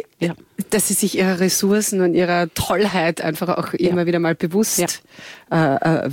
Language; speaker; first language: German; native; German